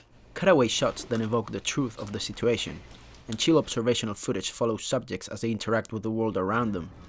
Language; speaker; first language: English; non-native, fluent; Spanish